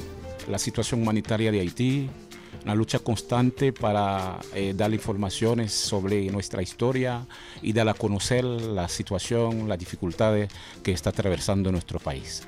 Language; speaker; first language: Spanish; non-native, fluent; Haitian Creole